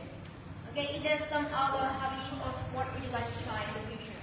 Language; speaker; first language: English; non-native, fluent; Vietnamese